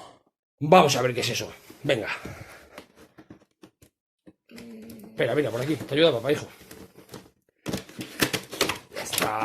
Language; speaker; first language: Spanish; native; Spanish